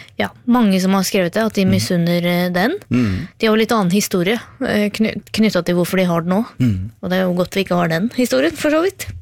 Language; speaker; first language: Norwegian; native; Norwegian